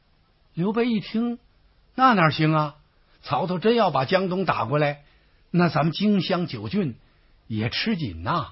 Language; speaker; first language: Chinese; native; Chinese